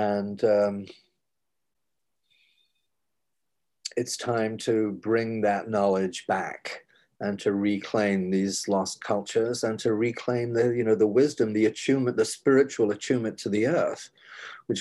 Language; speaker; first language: English; native; English